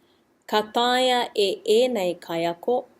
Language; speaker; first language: Māori; non-native, fluent; English